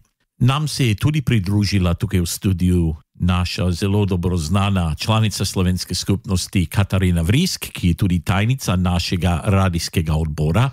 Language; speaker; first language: Slovenian; native; Slovenian